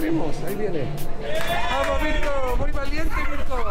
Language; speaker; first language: Spanish; native; Spanish